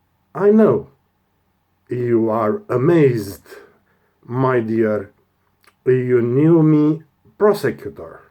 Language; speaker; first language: English; non-native, learner; Romanian